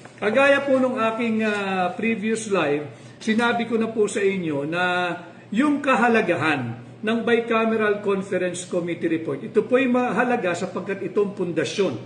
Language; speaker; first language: Filipino; native; Filipino